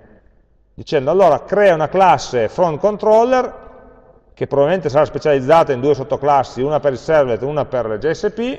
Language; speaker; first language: Italian; native; Italian